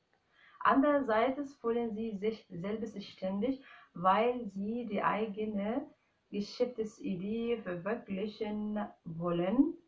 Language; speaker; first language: German; non-native, fluent; Arabic